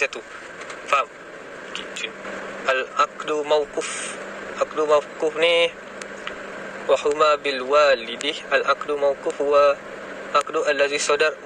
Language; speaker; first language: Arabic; non-native, learner; Malay